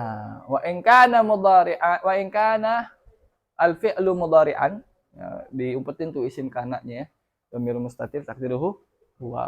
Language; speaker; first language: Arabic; non-native, fluent; Indonesian